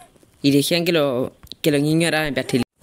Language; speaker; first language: Spanish; native; Spanish